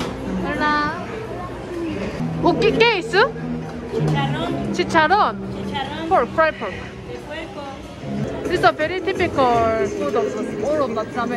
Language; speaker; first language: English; non-native, learner; Korean